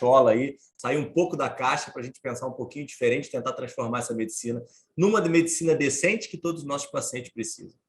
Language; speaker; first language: Portuguese; native; Portuguese